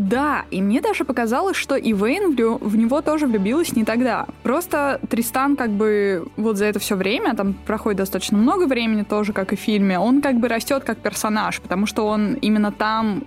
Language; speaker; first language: Russian; native; Russian